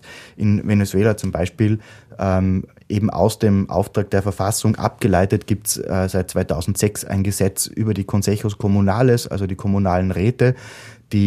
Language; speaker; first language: German; native; German